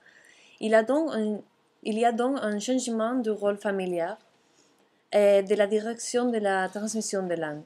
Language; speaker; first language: French; non-native, fluent; Catalan